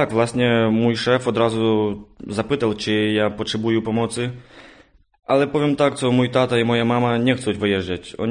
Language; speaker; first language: Polish; non-native, learner; Ukrainian